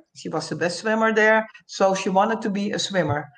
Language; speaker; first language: English; non-native, learner; Dutch